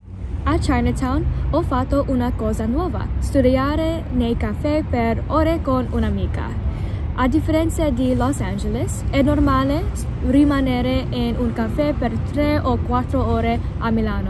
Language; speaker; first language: Italian; non-native, learner; English